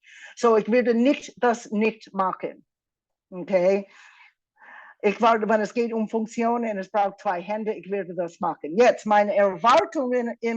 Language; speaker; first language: German; non-native, fluent; English